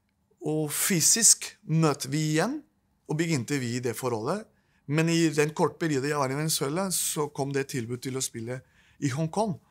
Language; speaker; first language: Norwegian; non-native, fluent; Spanish